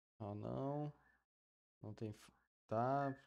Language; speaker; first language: Portuguese; native; Portuguese